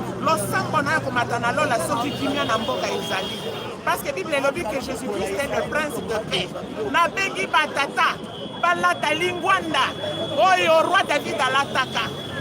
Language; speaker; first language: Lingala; non-native, local second language; Luba-Lulua